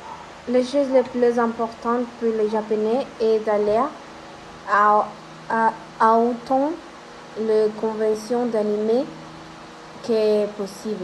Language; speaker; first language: French; non-native, learner; Spanish